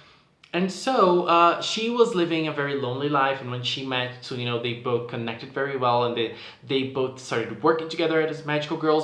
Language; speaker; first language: English; non-native, fluent; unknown